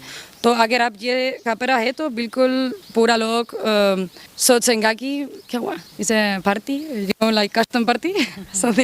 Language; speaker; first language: Hindi; non-native, learner; Spanish